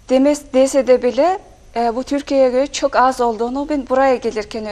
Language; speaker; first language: Turkish; non-native, fluent; Mongolian